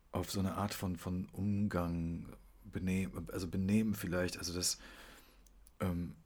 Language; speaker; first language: German; early bilingual, other home language; Polish